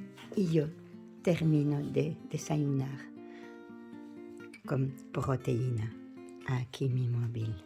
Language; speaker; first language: Spanish; non-native, learner; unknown